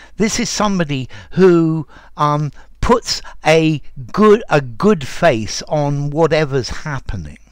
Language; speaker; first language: English; native; English